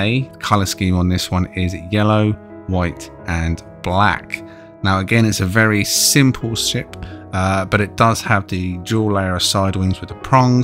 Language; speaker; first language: English; native; English